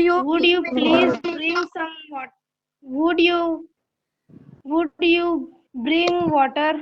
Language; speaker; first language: English; non-native, learner; Hindi